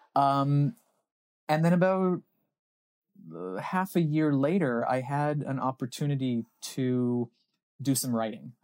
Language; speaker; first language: English; native; English